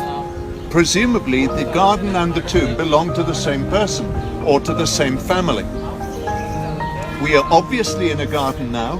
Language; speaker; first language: English; native; English